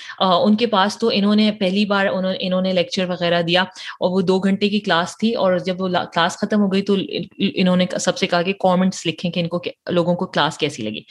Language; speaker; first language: Urdu; native; Urdu